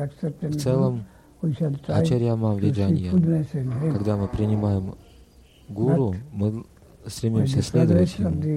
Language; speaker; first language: Russian; native; Russian